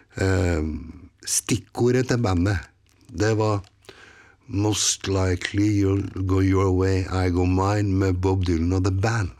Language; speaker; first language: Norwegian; native; Norwegian